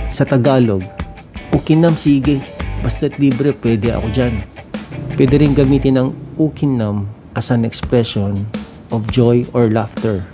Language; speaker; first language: Filipino; non-native, local second language; Iloko